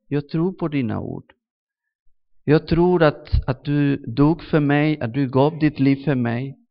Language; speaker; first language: Swedish; non-native, fluent; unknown